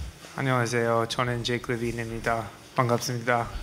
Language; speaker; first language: Korean; non-native, learner; English